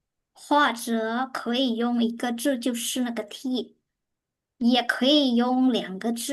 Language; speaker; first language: Chinese; non-native, fluent; Khmer